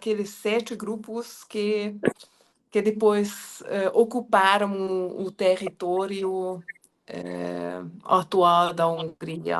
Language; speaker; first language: Portuguese; non-native, fluent; Hungarian